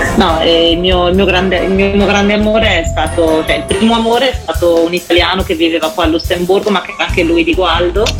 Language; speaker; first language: Italian; early bilingual, heritage; Italian